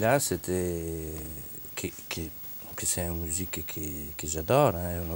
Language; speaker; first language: French; non-native, fluent; Italian